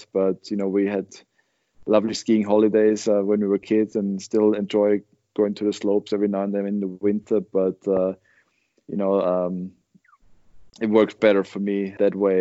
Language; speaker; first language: English; non-native, fluent; German